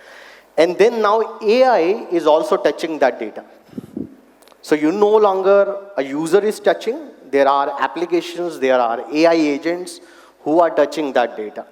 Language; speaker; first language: English; non-native, local second language; Hindi